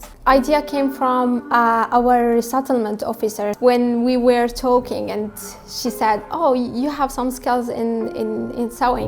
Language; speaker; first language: English; non-native, fluent; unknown